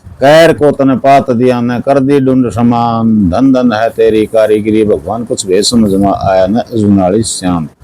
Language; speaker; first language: Hindi; native; Hindi